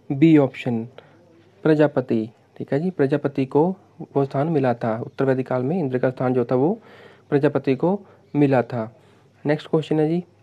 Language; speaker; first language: Hindi; non-native, local second language; Punjabi